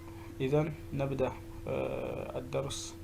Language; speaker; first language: Arabic; non-native, fluent; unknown